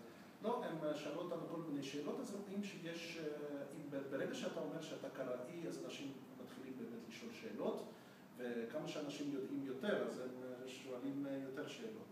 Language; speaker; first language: Hebrew; non-native, fluent; Russian